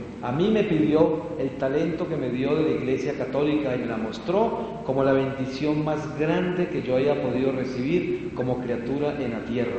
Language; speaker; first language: Spanish; native; Spanish